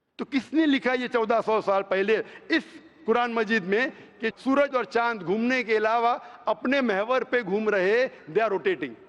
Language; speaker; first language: Hindi; non-native, local second language; Konkani